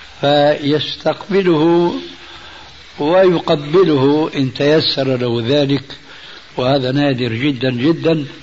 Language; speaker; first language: Arabic; early bilingual, other home language; Albanian